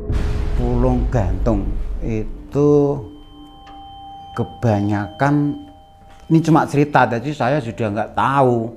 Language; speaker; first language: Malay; non-native, local second language; Javanese